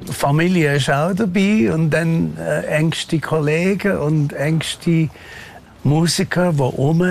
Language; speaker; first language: German; non-native, fluent; Maltese